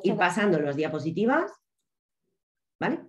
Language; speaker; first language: Spanish; native; Spanish